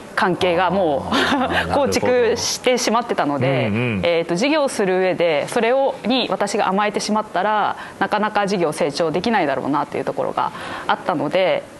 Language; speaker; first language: Japanese; native; Japanese